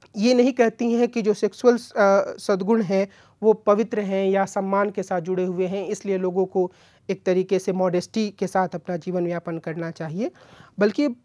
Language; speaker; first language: Hindi; native; Hindi